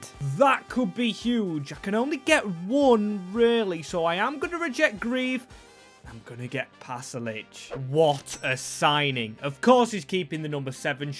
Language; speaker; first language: English; native; English